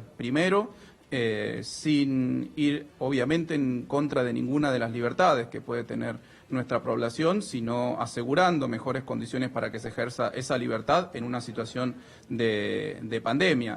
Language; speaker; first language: Spanish; native; Spanish